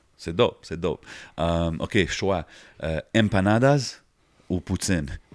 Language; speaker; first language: French; native; French